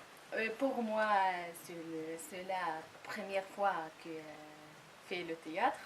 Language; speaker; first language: French; non-native, learner; Arabic